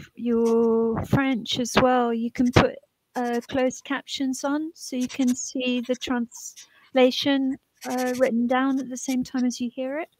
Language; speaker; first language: English; native; English